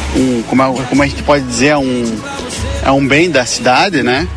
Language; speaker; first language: Portuguese; native; Portuguese